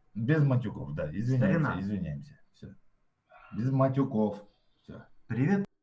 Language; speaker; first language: Russian; native; Russian